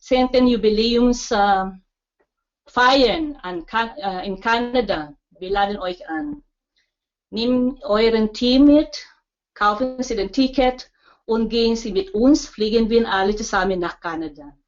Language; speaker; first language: German; non-native, learner; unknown